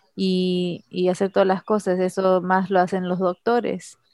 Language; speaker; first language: Spanish; early bilingual, heritage; Spanish